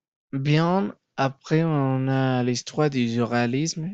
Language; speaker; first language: French; non-native, learner; Spanish